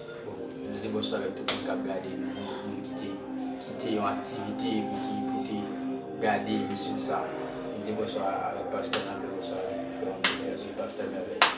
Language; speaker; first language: French; non-native, local second language; Haitian Creole